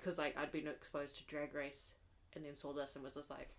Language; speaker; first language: English; native; English